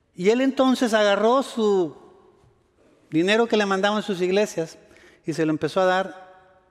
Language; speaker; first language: Spanish; native; Spanish